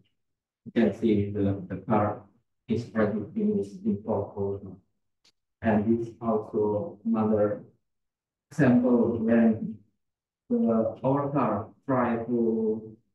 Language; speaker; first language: English; non-native, fluent; Indonesian